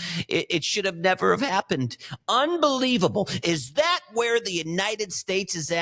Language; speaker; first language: English; native; English